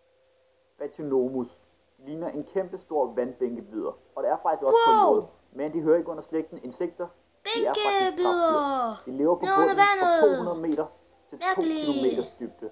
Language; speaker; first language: Danish; native; Danish